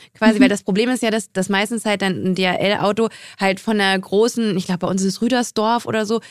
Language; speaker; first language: German; native; German